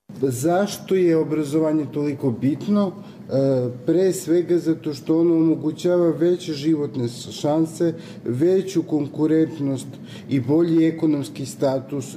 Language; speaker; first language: Serbian; native; Serbian